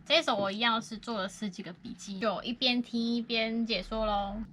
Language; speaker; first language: Chinese; native; Chinese